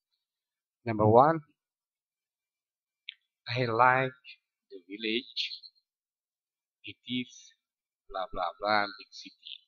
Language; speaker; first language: English; non-native, fluent; Indonesian